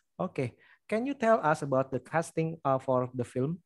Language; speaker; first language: English; non-native, learner; Indonesian